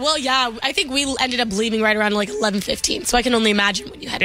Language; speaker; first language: English; native; English